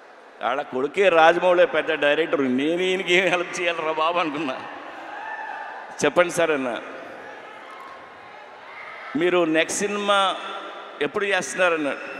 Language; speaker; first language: Telugu; native; Telugu